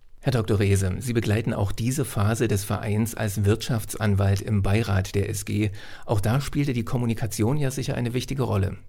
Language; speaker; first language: German; native; German